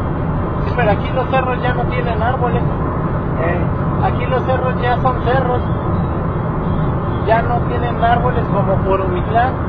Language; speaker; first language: Spanish; native; Spanish